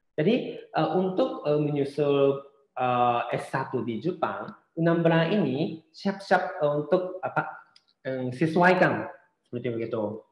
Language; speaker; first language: Indonesian; non-native, fluent; Japanese